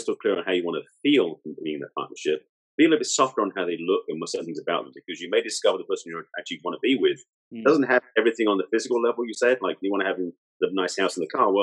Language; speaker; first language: English; native; English